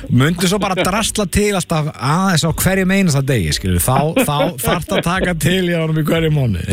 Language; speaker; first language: Icelandic; native; Icelandic